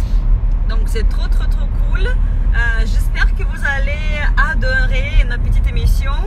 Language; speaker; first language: French; non-native, fluent; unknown